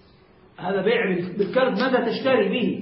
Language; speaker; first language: Arabic; native; Arabic